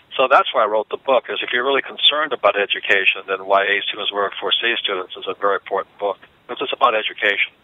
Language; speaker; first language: English; native; English